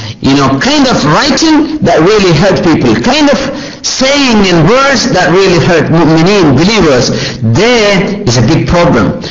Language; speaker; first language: English; non-native, local second language; Malayalam